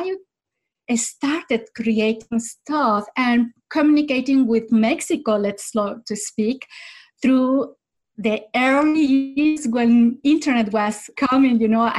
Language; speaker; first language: English; non-native, fluent; Spanish